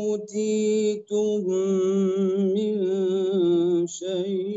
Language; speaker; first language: Arabic; native; Arabic